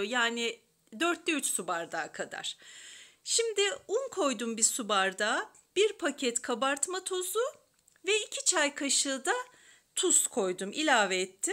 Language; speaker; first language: Turkish; native; Turkish